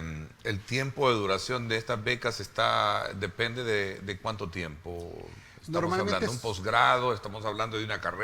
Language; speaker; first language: Spanish; native; Spanish